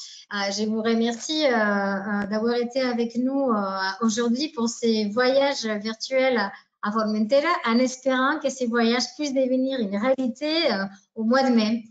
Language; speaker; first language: French; native; French